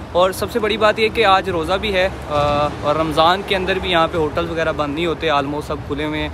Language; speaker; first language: Urdu; non-native, local second language; Punjabi